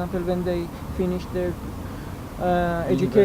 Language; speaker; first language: English; non-native, learner; Persian